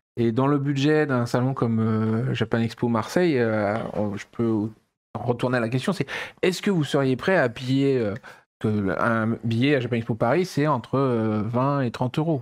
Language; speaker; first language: French; native; French